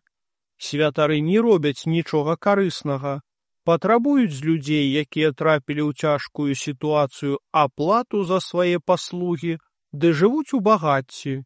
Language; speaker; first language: Belarusian; native; Belarusian